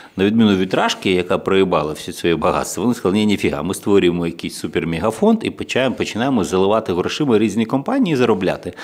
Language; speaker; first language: Ukrainian; non-native, local second language; Russian